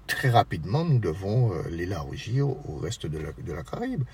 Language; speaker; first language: French; native; French